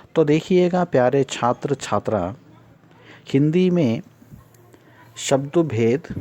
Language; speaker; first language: Hindi; non-native, local second language; Telugu